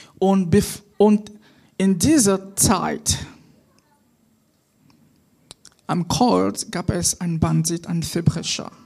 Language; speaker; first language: German; non-native, fluent; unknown